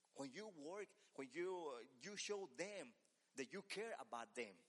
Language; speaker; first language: English; non-native, learner; Spanish